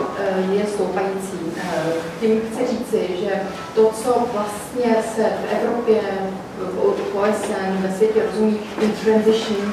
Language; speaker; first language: Czech; native; Czech